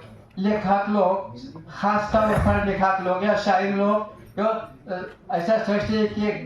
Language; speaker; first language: Hindi; non-native, fluent; Tajik